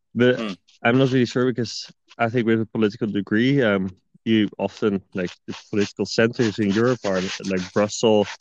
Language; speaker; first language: English; non-native, fluent; Dutch